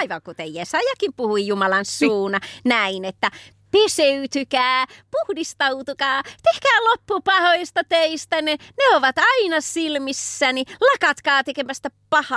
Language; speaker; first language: Finnish; native; Finnish